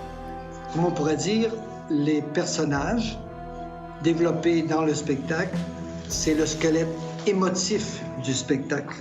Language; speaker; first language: French; native; French